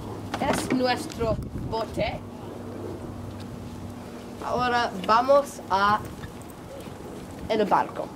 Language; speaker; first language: Spanish; non-native, learner; English